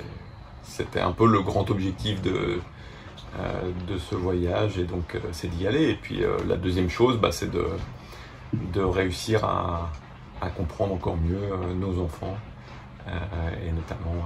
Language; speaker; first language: French; native; French